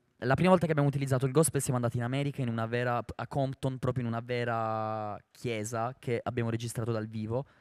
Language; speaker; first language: Italian; native; Italian